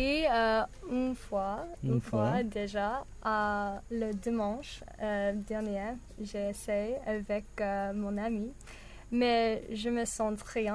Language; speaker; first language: French; non-native, learner; English